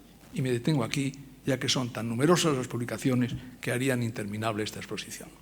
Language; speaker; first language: Spanish; native; Spanish